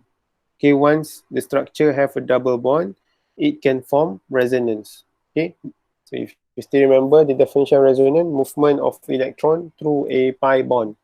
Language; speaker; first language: English; non-native, local second language; Malay